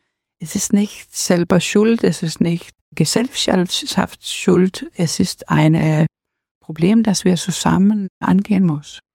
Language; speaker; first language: German; non-native, learner; Danish